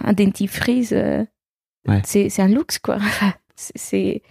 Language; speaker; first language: French; non-native, fluent; Spanish